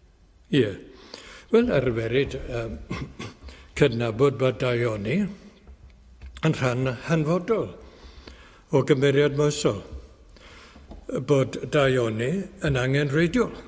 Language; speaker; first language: Welsh; native; Welsh